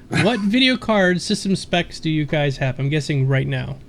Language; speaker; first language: English; native; English